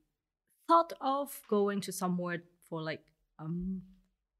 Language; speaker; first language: English; non-native, local second language; Cantonese